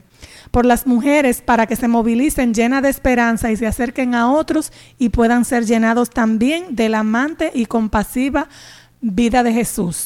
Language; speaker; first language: Spanish; native; Spanish